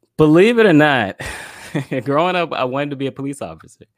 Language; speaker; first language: English; native; English